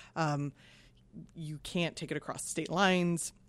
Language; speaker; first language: English; native; English